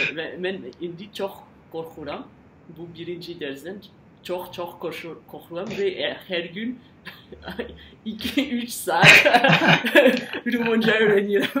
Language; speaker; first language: Azerbaijani; non-native, learner; French